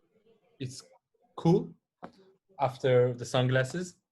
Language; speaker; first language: English; non-native, learner; Persian